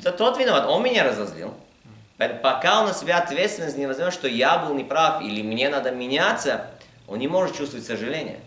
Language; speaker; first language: Russian; early bilingual, heritage; Russian